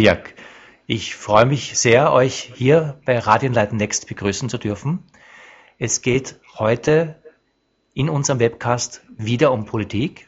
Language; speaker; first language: German; native; German